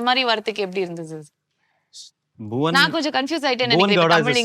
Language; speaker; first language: Tamil; native; Tamil